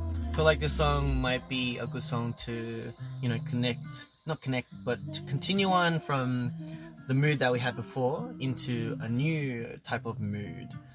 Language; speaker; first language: English; early bilingual, other home language; Korean